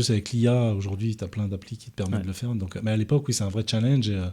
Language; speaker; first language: French; native; French